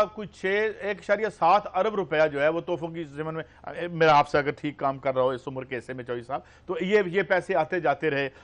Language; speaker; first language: Urdu; non-native, local second language; Punjabi